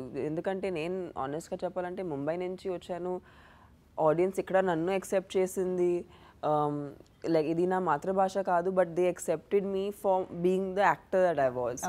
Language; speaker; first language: Telugu; non-native, fluent; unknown